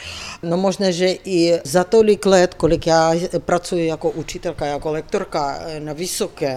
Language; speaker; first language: Czech; non-native, fluent; Ukrainian